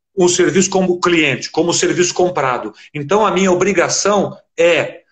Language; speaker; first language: Portuguese; native; Portuguese